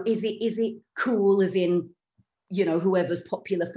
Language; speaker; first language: English; native; English